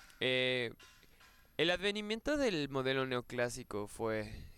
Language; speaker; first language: Spanish; native; Spanish